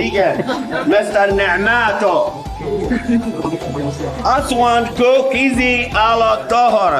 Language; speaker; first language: Hungarian; non-native, learner; Arabic